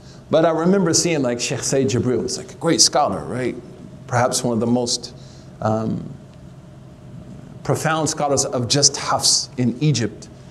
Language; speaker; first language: English; native; English